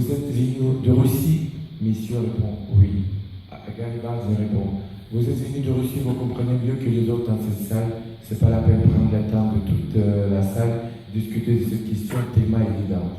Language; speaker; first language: French; non-native, fluent; Russian